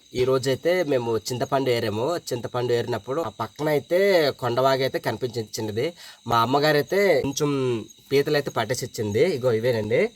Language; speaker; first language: Telugu; non-native, local second language; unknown